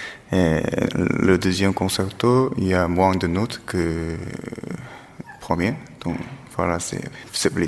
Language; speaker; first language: French; non-native, fluent; Korean